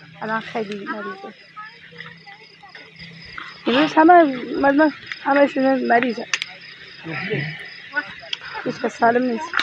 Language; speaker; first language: Persian; non-native, local second language; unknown